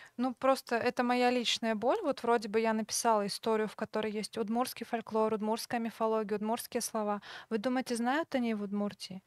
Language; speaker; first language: Russian; native; Russian